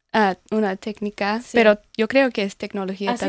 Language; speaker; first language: Spanish; non-native, learner; English